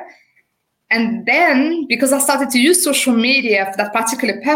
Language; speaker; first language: English; non-native, fluent; French